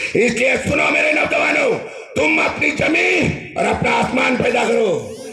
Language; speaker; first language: Hindi; non-native, local second language; Marathi